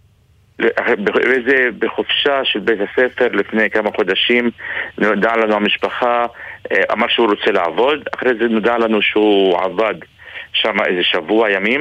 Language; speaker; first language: Hebrew; non-native, local second language; Arabic